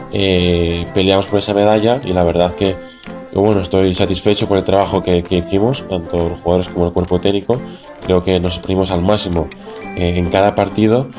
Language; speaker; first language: Spanish; native; Spanish